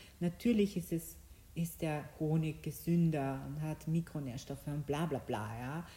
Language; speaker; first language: German; early bilingual, other home language; Bosnian